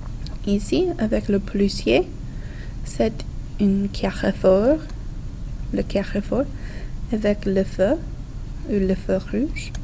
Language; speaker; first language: French; non-native, fluent; English